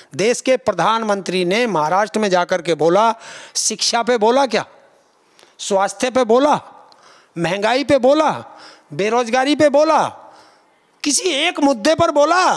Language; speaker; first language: Hindi; native; Hindi